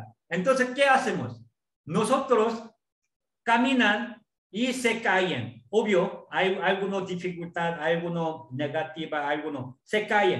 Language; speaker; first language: Spanish; non-native, learner; Korean